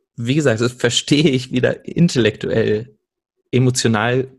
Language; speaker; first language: German; native; German